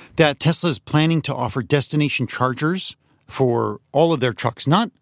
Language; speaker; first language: English; native; English